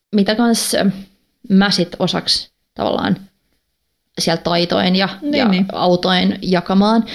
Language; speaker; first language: Finnish; non-native, local second language; Swedish